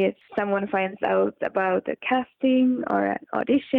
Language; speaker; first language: English; non-native, fluent; Finnish